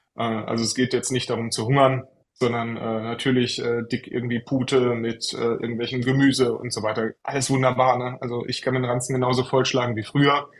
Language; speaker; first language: German; native; German